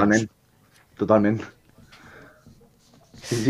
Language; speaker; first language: Catalan; non-native, local second language; Spanish